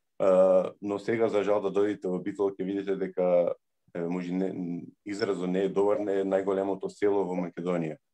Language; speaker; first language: Macedonian; early bilingual, heritage; Macedonian